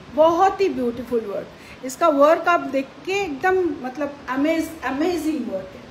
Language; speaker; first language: Hindi; non-native, local second language; Bangla